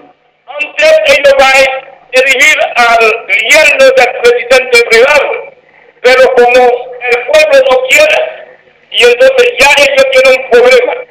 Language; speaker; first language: Spanish; non-native, fluent; Haitian Creole